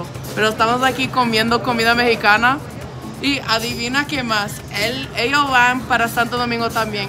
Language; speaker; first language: Spanish; non-native, fluent; English